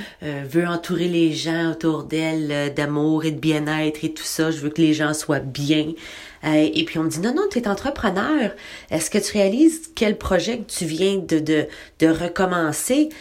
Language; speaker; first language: French; native; French